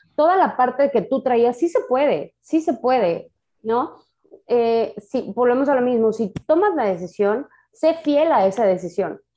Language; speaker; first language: Spanish; native; Spanish